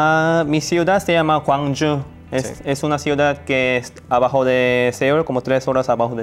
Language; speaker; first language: Spanish; non-native, learner; Korean